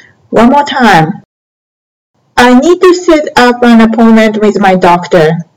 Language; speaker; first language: English; non-native, fluent; Japanese